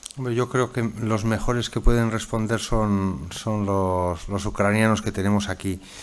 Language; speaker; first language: Spanish; native; Spanish